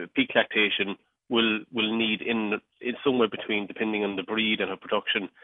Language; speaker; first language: English; native; English